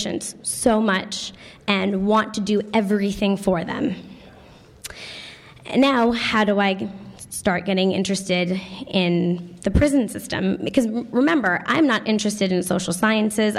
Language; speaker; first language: English; native; English